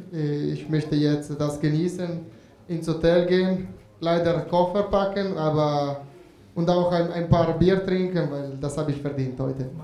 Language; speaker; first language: German; non-native, fluent; Italian